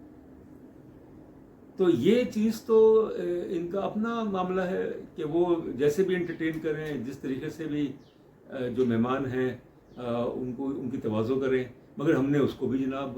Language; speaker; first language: Urdu; native; Urdu